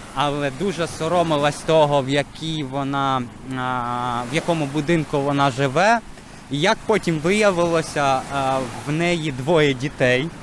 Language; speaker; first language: Ukrainian; native; Ukrainian